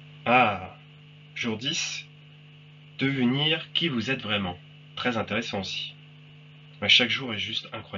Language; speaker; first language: French; native; French